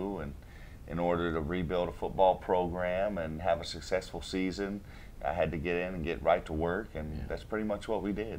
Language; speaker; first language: English; native; English